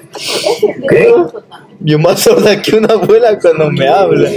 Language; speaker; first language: Spanish; native; Spanish